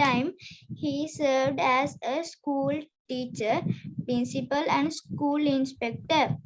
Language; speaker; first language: English; non-native, learner; Sinhala